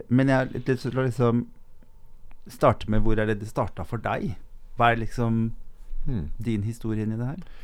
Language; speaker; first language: Norwegian; native; Norwegian